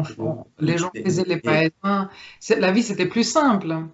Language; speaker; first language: French; non-native, fluent; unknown